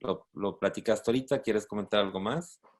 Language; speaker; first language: Spanish; native; Spanish